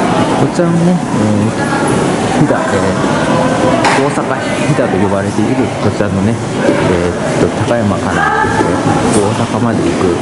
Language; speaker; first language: Japanese; native; Japanese